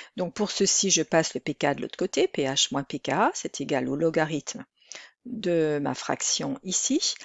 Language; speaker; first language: French; native; French